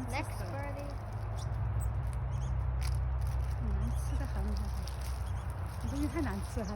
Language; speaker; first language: Chinese; early bilingual, heritage; Chinese